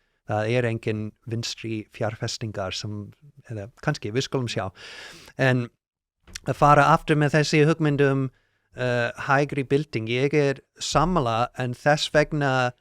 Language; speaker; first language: Icelandic; non-native, learner; English